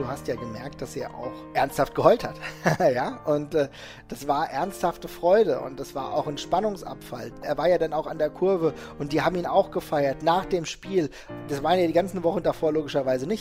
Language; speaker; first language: German; native; German